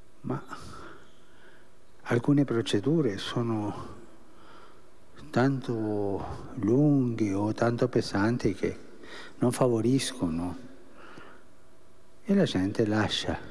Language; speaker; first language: Italian; non-native, local second language; Spanish